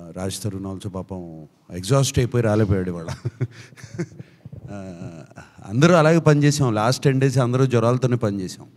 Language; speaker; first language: Telugu; native; Telugu